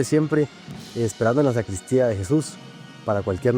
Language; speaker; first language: Spanish; native; Spanish